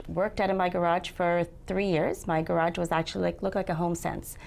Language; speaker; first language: English; native; English